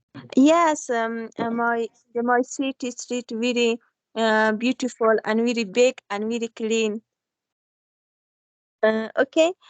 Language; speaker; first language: English; non-native, learner; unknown